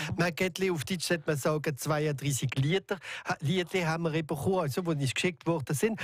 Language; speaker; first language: German; non-native, local second language; French